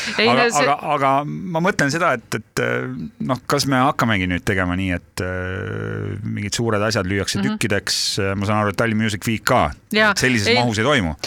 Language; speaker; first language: Estonian; native; Estonian